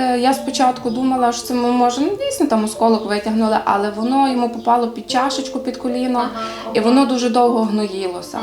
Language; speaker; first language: Ukrainian; native; Ukrainian